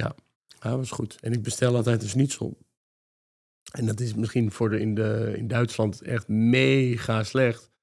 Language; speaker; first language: Dutch; native; Dutch